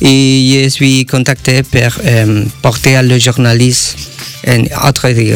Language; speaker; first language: French; non-native, learner; Spanish